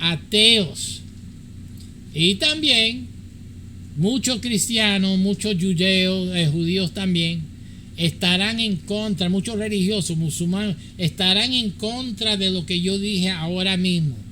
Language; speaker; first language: Spanish; early bilingual, heritage; English